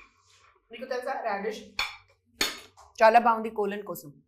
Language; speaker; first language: Telugu; non-native, local second language; Hindi